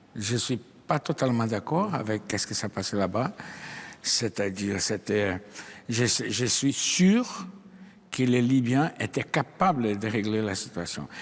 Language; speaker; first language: French; non-native, fluent; Portuguese